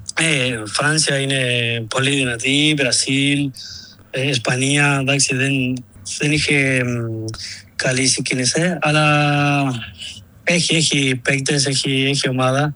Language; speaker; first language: Greek; non-native, learner; Spanish